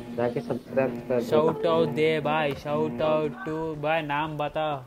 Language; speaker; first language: Hindi; non-native, local second language; Kannada